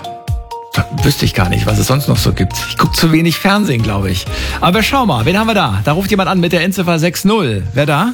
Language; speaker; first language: German; native; German